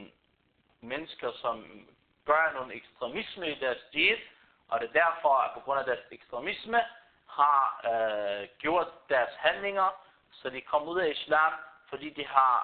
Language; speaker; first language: Danish; early bilingual, other home language; Arabic